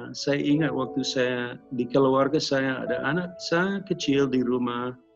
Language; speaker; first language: Indonesian; non-native, local second language; English